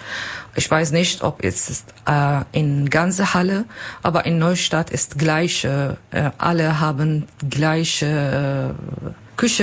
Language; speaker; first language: German; non-native, learner; Kurdish